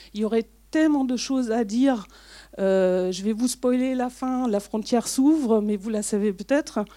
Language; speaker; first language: French; non-native, fluent; German